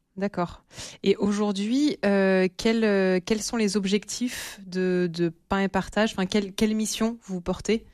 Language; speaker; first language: French; native; French